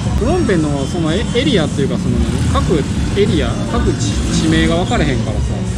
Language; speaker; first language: Japanese; native; Japanese